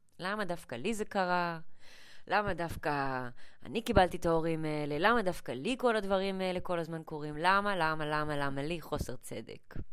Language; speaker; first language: Hebrew; early bilingual, other home language; English